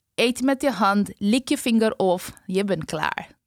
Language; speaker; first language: Dutch; non-native, fluent; Bangla